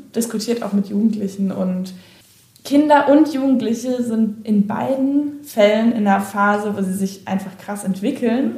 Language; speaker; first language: German; native; German